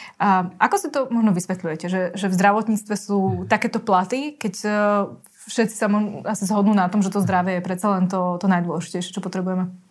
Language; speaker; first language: Slovak; native; Slovak